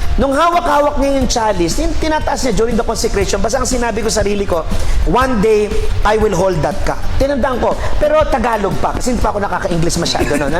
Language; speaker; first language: Filipino; native; Filipino